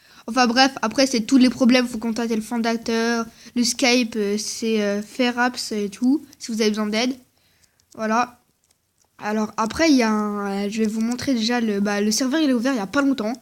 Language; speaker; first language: French; native; French